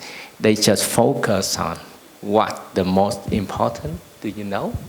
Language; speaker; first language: English; non-native, learner; Vietnamese